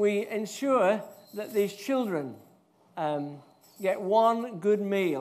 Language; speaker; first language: English; native; English